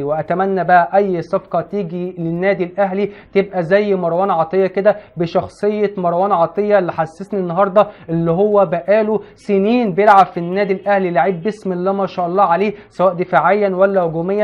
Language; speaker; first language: Arabic; native; Arabic